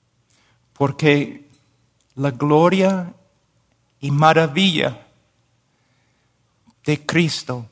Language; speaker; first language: Spanish; non-native, fluent; English